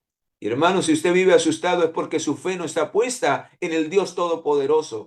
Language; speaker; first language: Spanish; native; Spanish